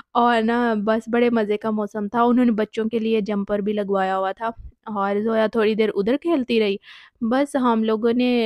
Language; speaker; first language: Urdu; native; Urdu